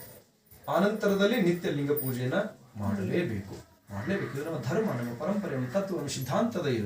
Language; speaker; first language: Kannada; native; Kannada